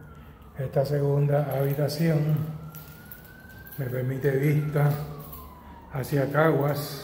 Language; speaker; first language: Spanish; native; Spanish